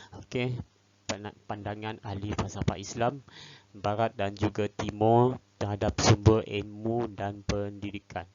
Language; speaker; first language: Malay; native; Malay